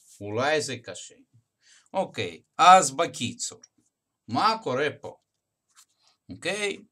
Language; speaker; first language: Hebrew; non-native, fluent; Russian